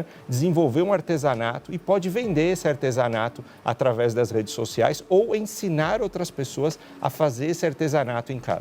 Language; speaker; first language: Portuguese; native; Portuguese